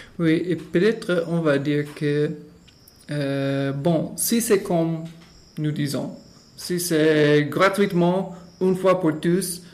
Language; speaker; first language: French; non-native, fluent; English